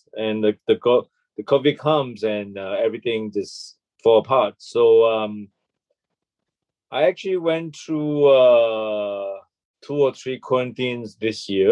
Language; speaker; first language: English; non-native, local second language; Chinese